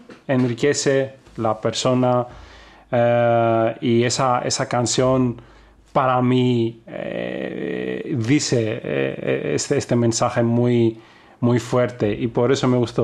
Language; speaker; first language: Spanish; non-native, fluent; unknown